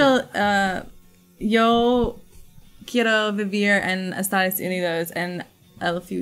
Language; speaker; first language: Spanish; non-native, learner; English